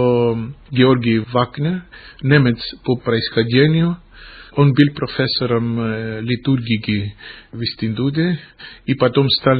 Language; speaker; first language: Russian; non-native, fluent; Greek